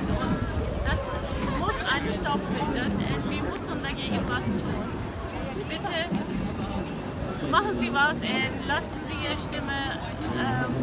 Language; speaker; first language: German; non-native, fluent; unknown